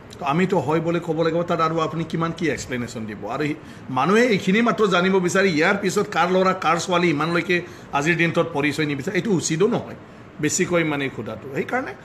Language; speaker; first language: Assamese; non-native, local second language; Bodo